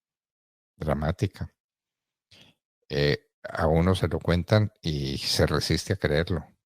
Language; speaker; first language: Spanish; native; Spanish